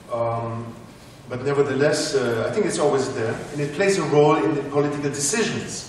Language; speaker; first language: English; non-native, fluent; German